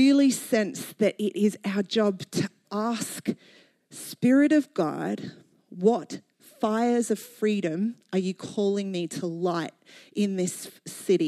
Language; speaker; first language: English; native; English